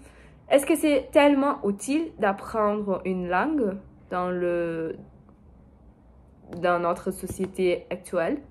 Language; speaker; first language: French; non-native, learner; Portuguese